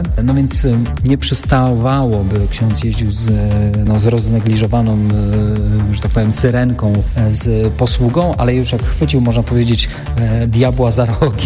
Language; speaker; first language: Polish; native; Polish